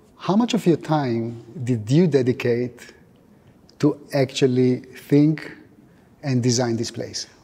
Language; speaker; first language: English; non-native, fluent; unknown